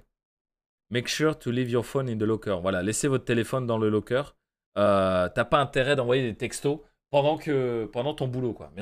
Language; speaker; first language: French; native; French